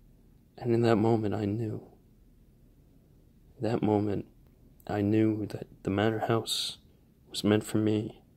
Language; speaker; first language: English; native; English